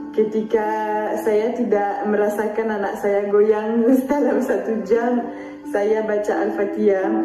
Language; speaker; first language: Indonesian; non-native, fluent; French